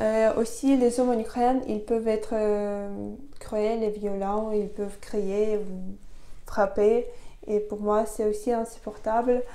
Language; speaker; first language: French; non-native, fluent; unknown